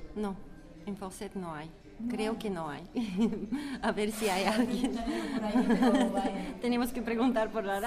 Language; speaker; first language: Spanish; non-native, learner; Bulgarian